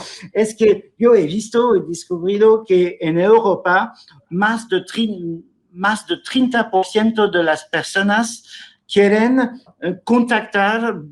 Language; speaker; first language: Spanish; non-native, fluent; French